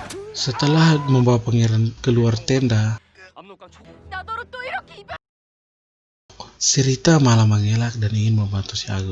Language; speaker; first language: Indonesian; native; Indonesian